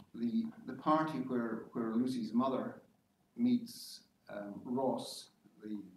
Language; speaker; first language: English; native; English